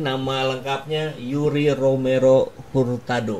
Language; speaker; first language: Indonesian; native; Indonesian